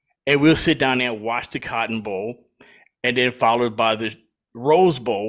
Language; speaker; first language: English; native; English